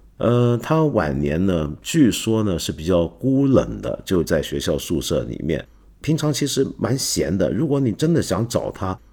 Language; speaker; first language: Chinese; non-native, local second language; Cantonese